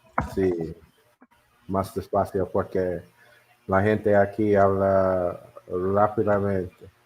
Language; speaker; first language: Spanish; non-native, learner; English